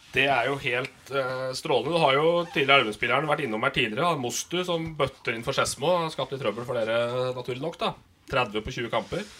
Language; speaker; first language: Norwegian; native; Norwegian